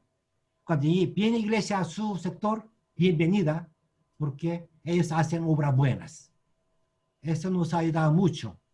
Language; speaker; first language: Spanish; non-native, learner; Korean